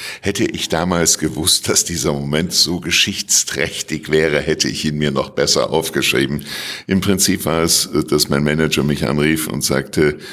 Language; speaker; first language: German; native; German